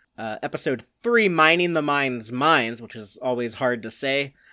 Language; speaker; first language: English; native; English